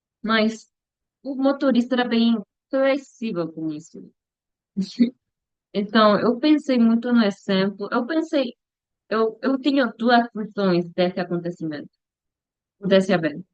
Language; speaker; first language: Portuguese; non-native, learner; Spanish